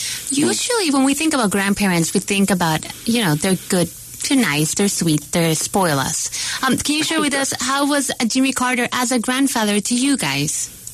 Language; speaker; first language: English; non-native, fluent; Spanish